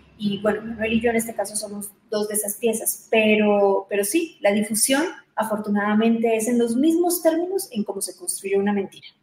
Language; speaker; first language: Spanish; native; Spanish